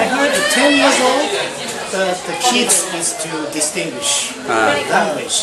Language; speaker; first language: English; non-native, learner; Japanese